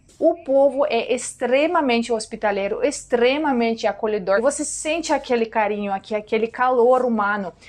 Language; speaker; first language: Portuguese; non-native, fluent; Russian